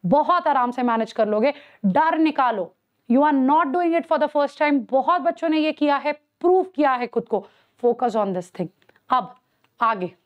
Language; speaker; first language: Hindi; native; Hindi